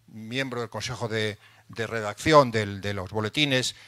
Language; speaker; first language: Spanish; native; Spanish